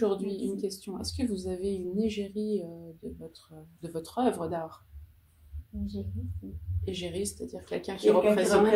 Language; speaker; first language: French; native; French